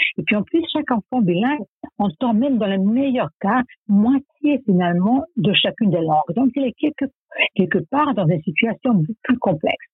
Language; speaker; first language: French; non-native, fluent; Serbian